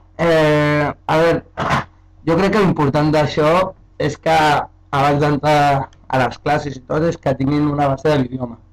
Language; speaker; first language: Catalan; early bilingual, other home language; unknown